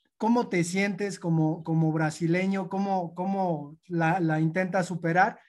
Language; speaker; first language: Spanish; native; Spanish